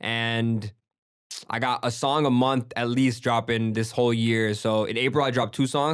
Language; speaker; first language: English; early bilingual, other home language; Gujarati